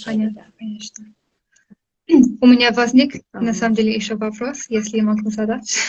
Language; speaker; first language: Russian; non-native, fluent; English